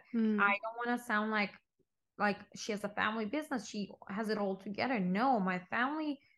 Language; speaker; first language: English; non-native, fluent; Turkish